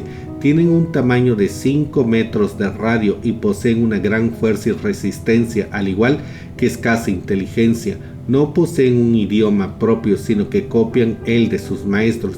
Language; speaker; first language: Spanish; native; Spanish